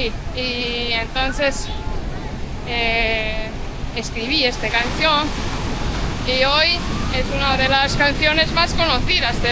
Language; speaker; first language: Spanish; non-native, fluent; Estonian